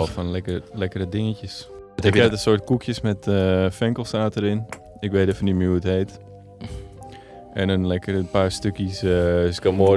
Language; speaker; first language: Dutch; native; Dutch